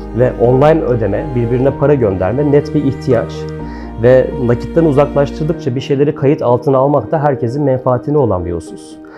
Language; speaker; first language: Turkish; native; Turkish